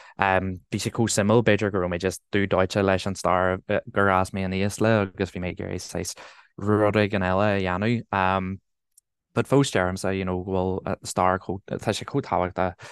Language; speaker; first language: Irish; non-native, local second language; English